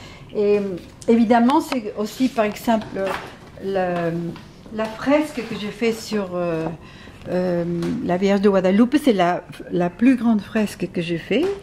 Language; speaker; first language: French; non-native, fluent; Spanish